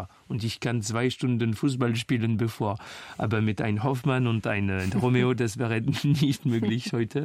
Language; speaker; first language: German; non-native, fluent; French